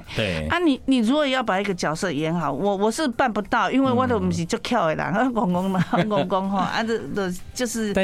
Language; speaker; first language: Chinese; non-native, local second language; Min Nan Chinese